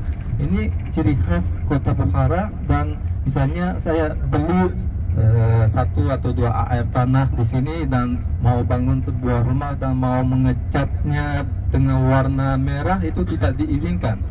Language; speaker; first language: Indonesian; non-native, fluent; Uzbek